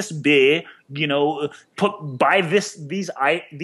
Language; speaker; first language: English; native; English